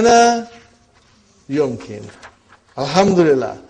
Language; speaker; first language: Arabic; non-native, fluent; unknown